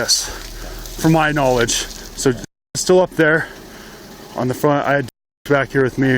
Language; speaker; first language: English; native; English